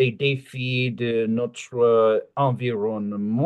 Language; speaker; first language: French; non-native, learner; English